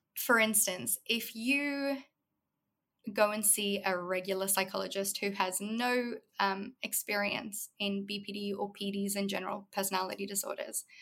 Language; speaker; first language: English; native; English